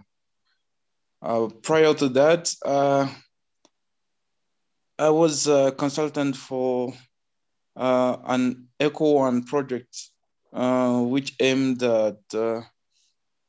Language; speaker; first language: English; non-native, fluent; French